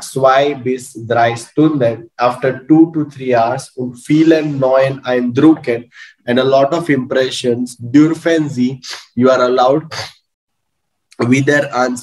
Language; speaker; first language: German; non-native, learner; Hindi